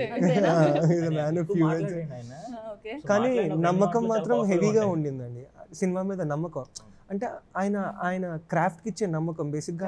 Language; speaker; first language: Telugu; native; Telugu